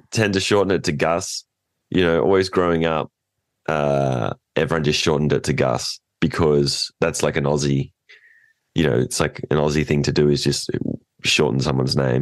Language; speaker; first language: English; native; English